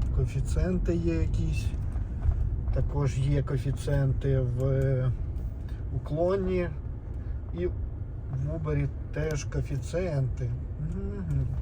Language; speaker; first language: Ukrainian; non-native, local second language; Russian